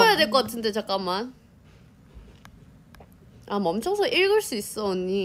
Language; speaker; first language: Korean; non-native, fluent; Thai